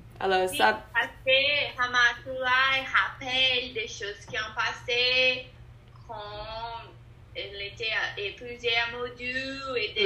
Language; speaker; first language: French; non-native, learner; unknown